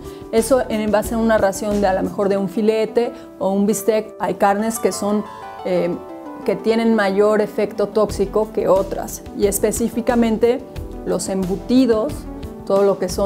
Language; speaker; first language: Spanish; native; Spanish